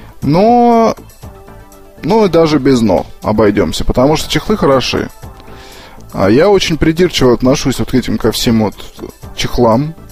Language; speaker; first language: Russian; native; Russian